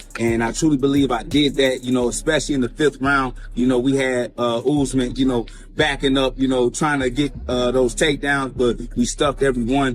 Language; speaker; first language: English; native; English